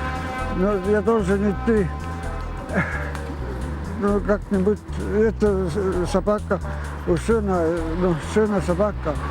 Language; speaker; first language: Russian; non-native, learner; Estonian